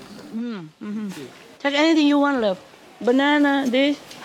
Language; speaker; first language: English; non-native, fluent; Vietnamese